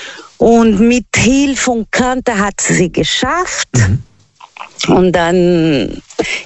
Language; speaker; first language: German; non-native, learner; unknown